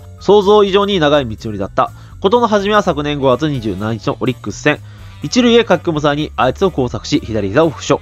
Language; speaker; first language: Japanese; native; Japanese